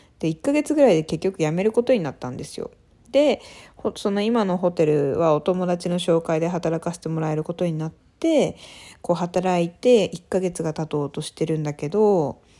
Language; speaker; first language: Japanese; native; Japanese